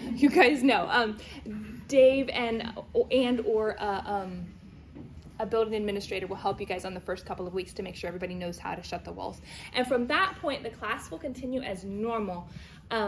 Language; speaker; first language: English; native; English